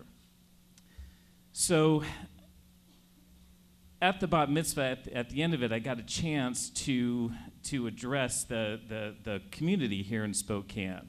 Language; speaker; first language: English; native; English